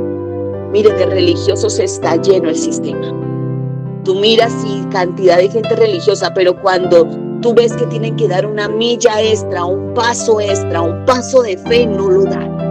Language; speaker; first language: Spanish; native; Spanish